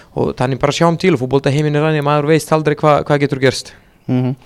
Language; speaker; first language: Icelandic; non-native, fluent; Serbian